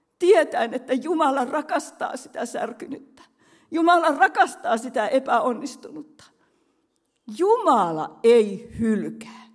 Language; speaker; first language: Finnish; native; Finnish